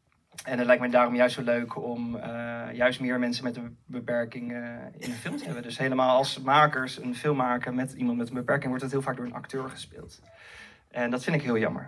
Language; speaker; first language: Dutch; native; Dutch